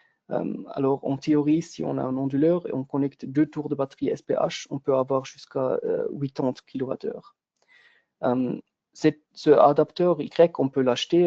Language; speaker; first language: French; non-native, local second language; German